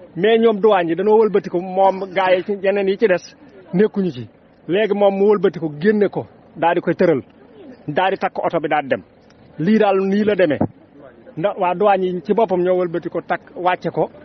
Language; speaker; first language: Wolof; native; Wolof